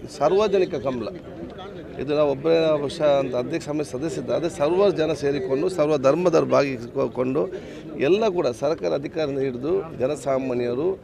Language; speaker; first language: Kannada; non-native, local second language; Badaga